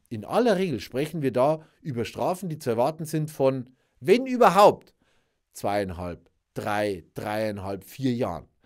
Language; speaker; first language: German; native; German